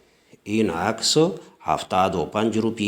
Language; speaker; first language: Persian; non-native, fluent; Urdu